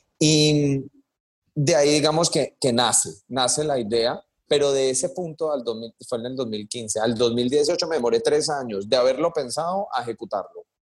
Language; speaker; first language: Spanish; early bilingual, heritage; Spanish